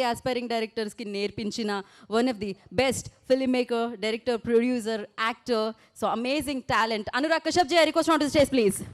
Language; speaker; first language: Telugu; native; Telugu